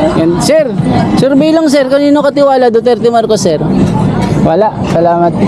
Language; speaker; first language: Filipino; native; Filipino